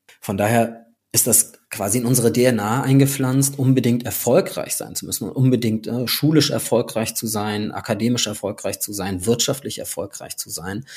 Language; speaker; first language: German; native; German